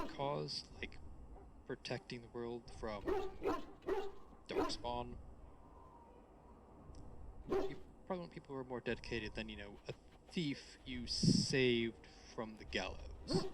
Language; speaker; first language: English; native; English